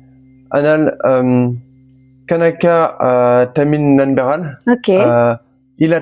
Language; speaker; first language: Tamil; non-native, learner; French